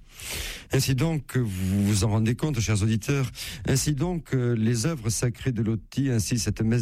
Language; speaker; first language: French; native; French